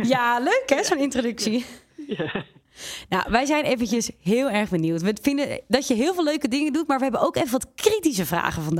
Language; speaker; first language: Dutch; native; Dutch